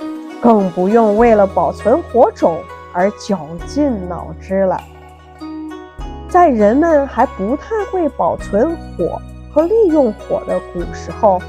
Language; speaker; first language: Chinese; native; Chinese